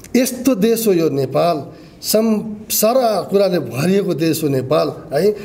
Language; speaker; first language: Nepali; non-native, local second language; Limbu